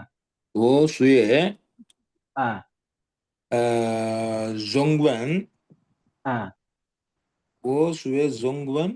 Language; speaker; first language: Chinese; non-native, learner; Tamil